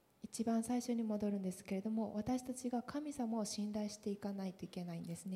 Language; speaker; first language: Japanese; native; Japanese